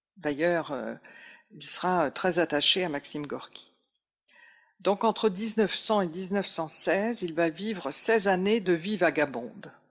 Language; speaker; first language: French; native; French